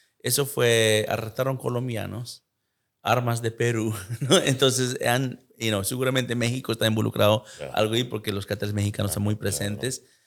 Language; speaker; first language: Spanish; early bilingual, heritage; Spanish